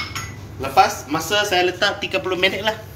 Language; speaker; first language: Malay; non-native, local second language; Chinese